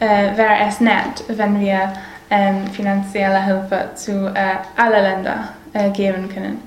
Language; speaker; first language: German; non-native, learner; English